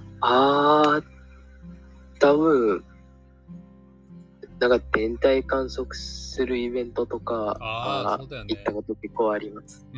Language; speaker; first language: Japanese; non-native, learner; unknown